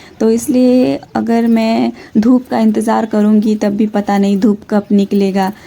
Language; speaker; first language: Hindi; non-native, local second language; Odia